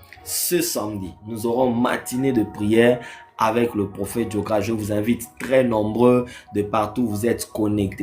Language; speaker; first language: French; non-native, local second language; Lingala